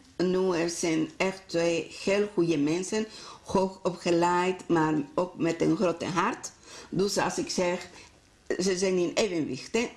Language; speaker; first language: Dutch; non-native, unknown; Spanish